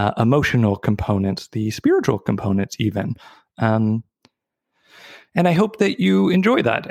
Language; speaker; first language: English; native; English